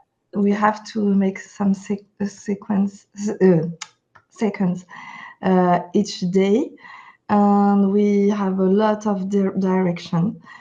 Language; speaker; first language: English; non-native, fluent; French